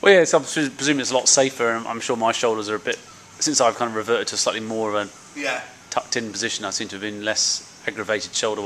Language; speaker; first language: English; native; English